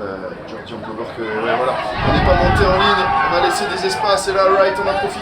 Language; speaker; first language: French; native; French